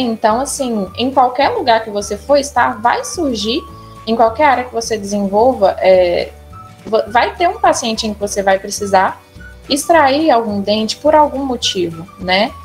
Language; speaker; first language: Portuguese; native; Portuguese